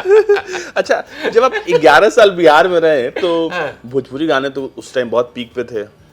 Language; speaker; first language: Hindi; native; Hindi